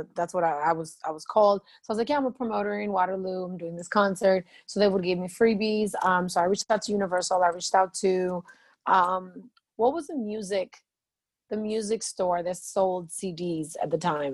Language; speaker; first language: English; non-native, fluent; Albanian